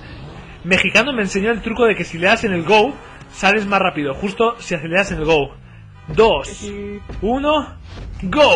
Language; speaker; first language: Spanish; native; Spanish